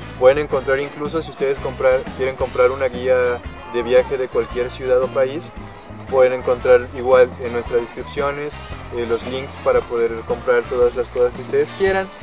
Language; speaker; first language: Spanish; native; Spanish